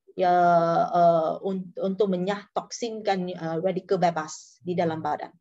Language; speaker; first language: Malay; non-native, local second language; Chinese